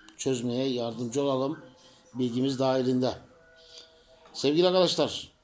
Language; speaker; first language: Turkish; native; Turkish